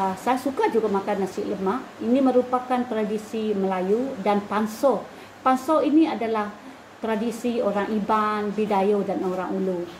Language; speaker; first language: Malay; non-native, local second language; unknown